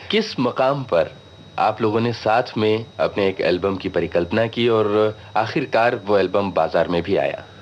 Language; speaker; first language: Hindi; native; Hindi